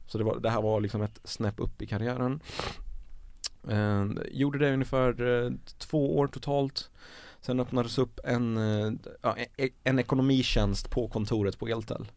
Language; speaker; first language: Swedish; early bilingual, other home language; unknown